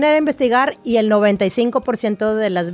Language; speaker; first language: Spanish; native; Spanish